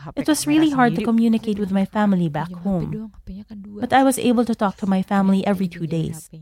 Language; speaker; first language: English; non-native, fluent; Indonesian